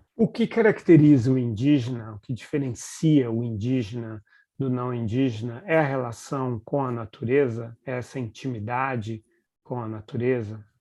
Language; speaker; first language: Portuguese; native; Portuguese